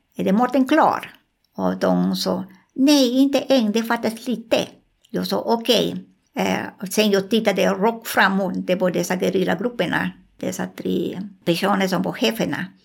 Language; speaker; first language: Swedish; non-native, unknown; Spanish